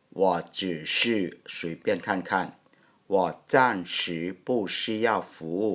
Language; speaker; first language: Chinese; non-native, fluent; Thai